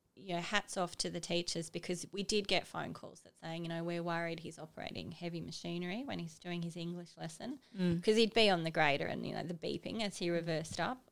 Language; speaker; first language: English; native; English